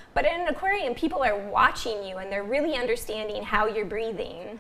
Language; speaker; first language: English; native; English